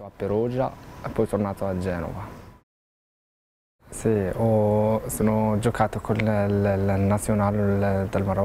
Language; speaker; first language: Italian; non-native, learner; Arabic